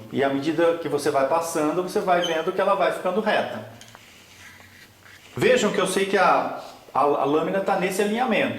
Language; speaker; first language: Portuguese; native; Portuguese